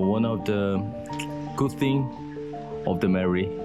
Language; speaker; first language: English; non-native, learner; Korean